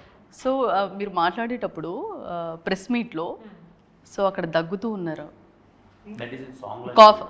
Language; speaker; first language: Telugu; native; Telugu